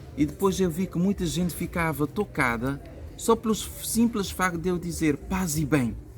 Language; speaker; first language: Portuguese; non-native, local second language; Kabuverdianu